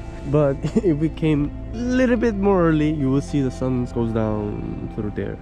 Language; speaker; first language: English; non-native, learner; Korean